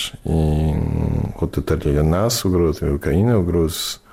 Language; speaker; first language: Russian; non-native, fluent; English